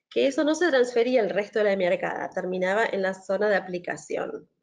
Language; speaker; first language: Spanish; native; Spanish